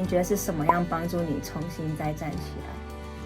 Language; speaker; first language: Chinese; native; Chinese